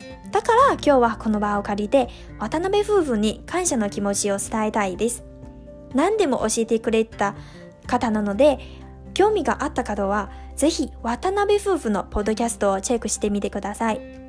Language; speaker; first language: Japanese; non-native, fluent; Chinese